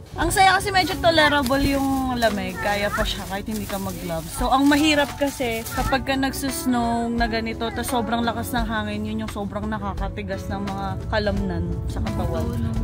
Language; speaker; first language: Filipino; native; Filipino